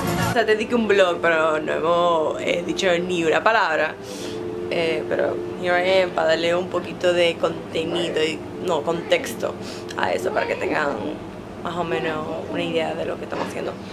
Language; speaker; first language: Spanish; native; Spanish